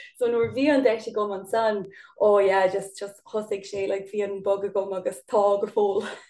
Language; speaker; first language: Irish; non-native, local second language; English